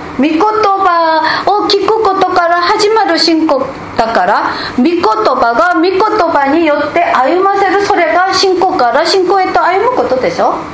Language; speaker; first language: Japanese; non-native, fluent; Korean